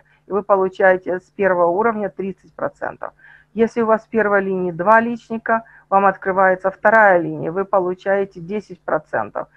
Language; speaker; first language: Russian; native; Russian